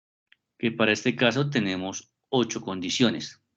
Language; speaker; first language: Spanish; native; Spanish